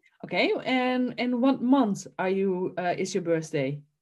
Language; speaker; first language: English; non-native, fluent; Dutch